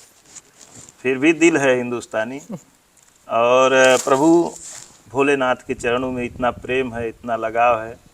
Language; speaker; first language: Hindi; native; Hindi